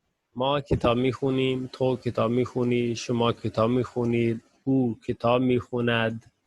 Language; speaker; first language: Persian; non-native, fluent; Urdu